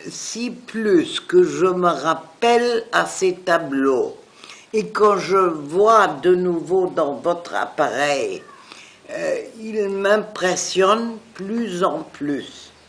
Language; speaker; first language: French; non-native, fluent; German